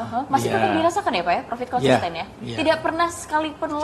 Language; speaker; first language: Indonesian; native; Indonesian